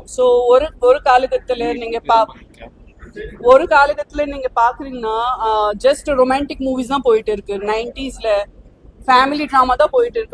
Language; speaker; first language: Tamil; non-native, fluent; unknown